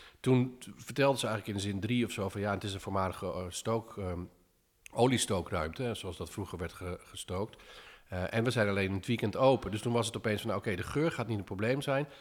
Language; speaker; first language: Dutch; early bilingual, other home language; English